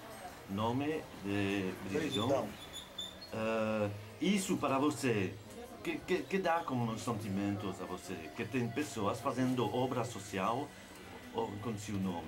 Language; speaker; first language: Portuguese; non-native, learner; French